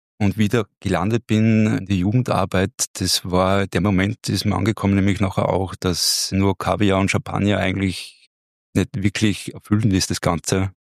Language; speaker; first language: German; native; German